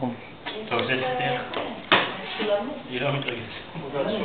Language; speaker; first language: Hebrew; native; Hebrew